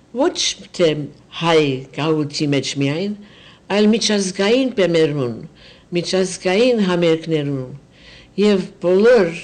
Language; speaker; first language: Armenian; early bilingual, heritage; Armenian